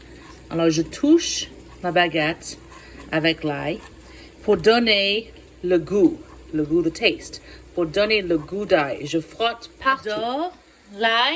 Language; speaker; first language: French; non-native, fluent; English